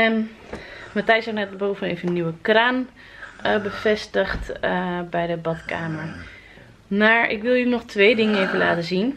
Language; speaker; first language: Dutch; native; Dutch